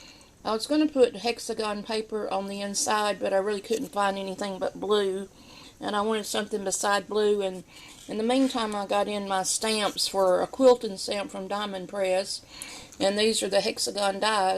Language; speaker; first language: English; native; English